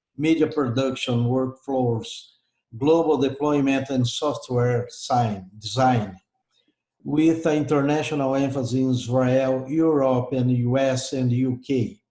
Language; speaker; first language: English; non-native, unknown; Portuguese